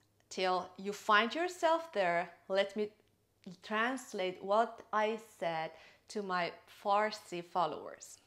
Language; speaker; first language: English; non-native, fluent; Persian